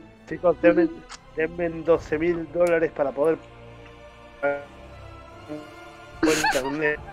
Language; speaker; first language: Spanish; native; Spanish